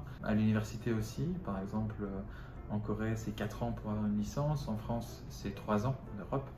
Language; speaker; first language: French; non-native, fluent; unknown